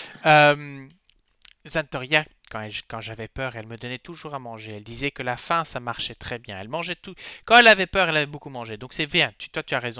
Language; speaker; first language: French; native; French